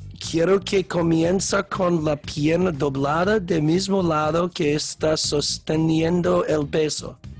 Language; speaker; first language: Spanish; non-native, learner; English